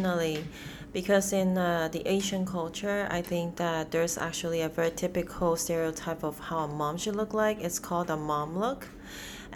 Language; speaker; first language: English; non-native, local second language; Cantonese